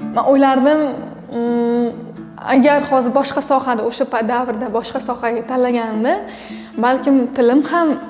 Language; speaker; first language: Uzbek; non-native, local second language; Russian